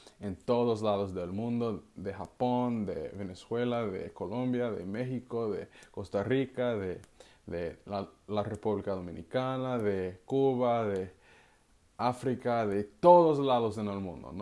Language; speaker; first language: Spanish; non-native, learner; English